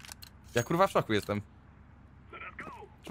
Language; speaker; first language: Polish; native; Polish